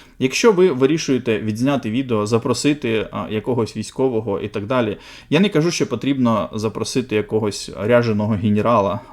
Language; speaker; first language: Ukrainian; native; Ukrainian